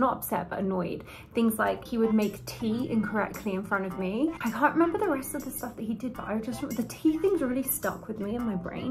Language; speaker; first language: English; native; English